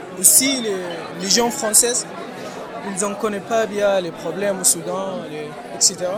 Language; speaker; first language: French; non-native, learner; Arabic